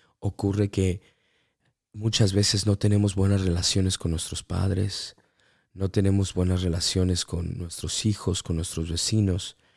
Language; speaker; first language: Spanish; early bilingual, heritage; Spanish